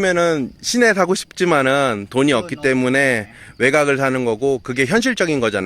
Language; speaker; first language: Korean; native; Korean